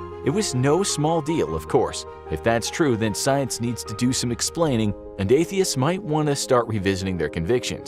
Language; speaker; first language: English; native; English